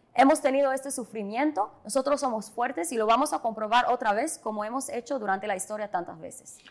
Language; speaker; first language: Spanish; non-native, fluent; Hebrew